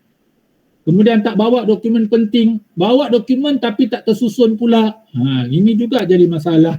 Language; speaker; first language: Malay; native; Malay